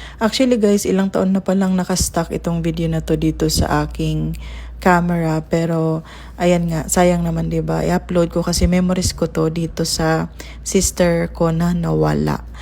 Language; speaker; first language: Filipino; non-native, local second language; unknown